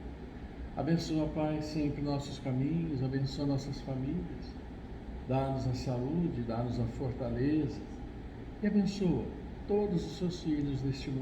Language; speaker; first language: Portuguese; native; Portuguese